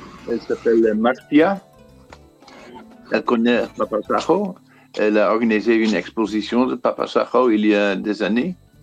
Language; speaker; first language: French; non-native, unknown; Dutch